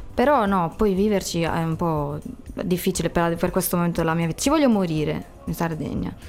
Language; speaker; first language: Italian; native; Italian